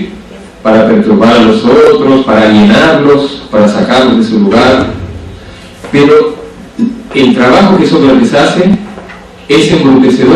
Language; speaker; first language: Spanish; native; Spanish